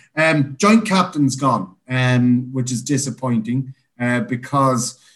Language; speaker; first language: English; native; English